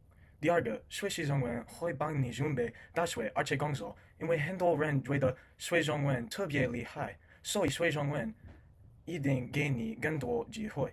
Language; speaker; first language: Chinese; non-native, learner; English